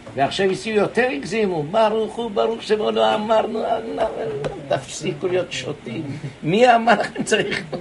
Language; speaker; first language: Hebrew; native; Hebrew